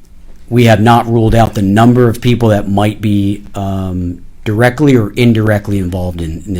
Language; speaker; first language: English; native; English